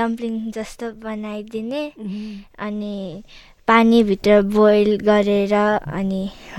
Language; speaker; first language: Nepali; early bilingual, other home language; Chinese